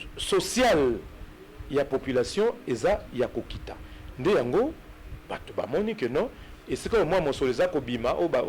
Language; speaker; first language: Lingala; native; Lingala